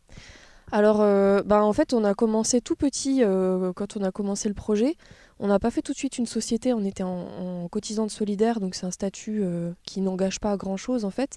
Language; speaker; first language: French; native; French